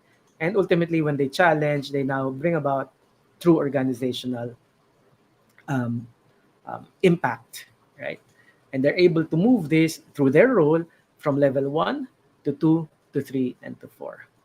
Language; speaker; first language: English; non-native, local second language; Filipino